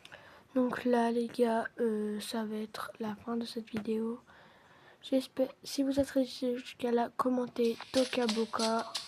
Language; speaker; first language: French; native; French